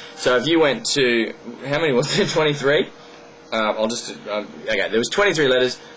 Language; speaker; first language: English; native; English